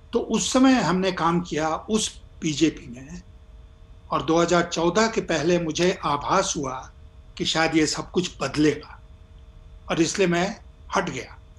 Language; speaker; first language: Hindi; native; Hindi